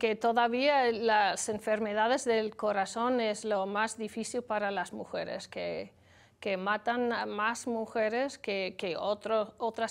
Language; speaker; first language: Spanish; non-native, learner; English